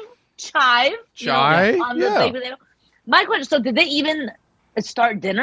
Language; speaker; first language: English; early bilingual, other home language; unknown